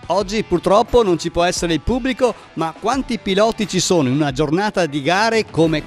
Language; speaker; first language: Italian; native; Italian